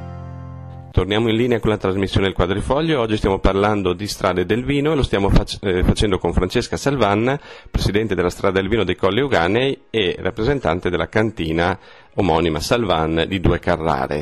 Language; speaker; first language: Italian; native; Italian